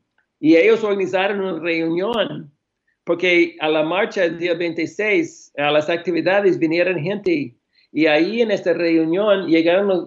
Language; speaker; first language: Spanish; non-native, fluent; English